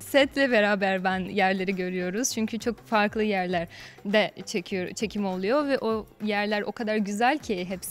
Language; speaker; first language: Turkish; non-native, fluent; Portuguese